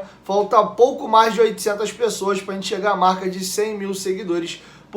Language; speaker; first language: Portuguese; native; Portuguese